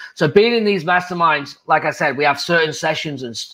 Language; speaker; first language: English; native; English